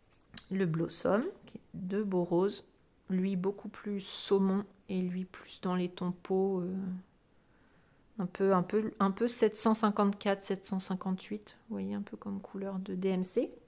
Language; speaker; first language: French; native; French